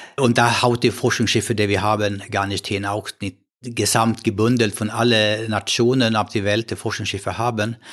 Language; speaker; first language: German; non-native, fluent; Swedish